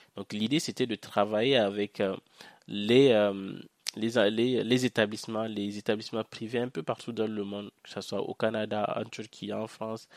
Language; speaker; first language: French; non-native, local second language; Hausa